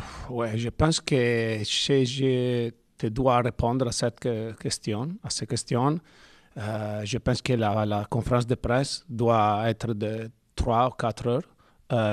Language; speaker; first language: French; non-native, learner; Italian